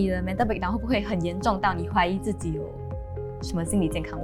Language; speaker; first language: Chinese; native; Chinese